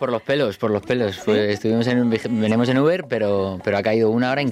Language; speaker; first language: Spanish; native; Spanish